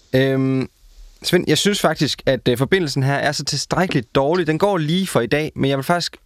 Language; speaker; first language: Danish; native; Danish